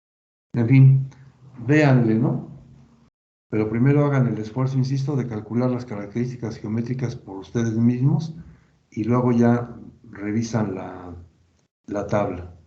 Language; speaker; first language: Spanish; native; Spanish